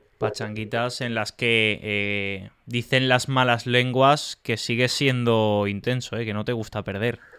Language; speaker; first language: Spanish; native; Spanish